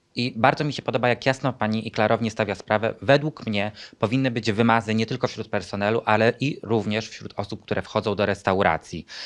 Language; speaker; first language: Polish; native; Polish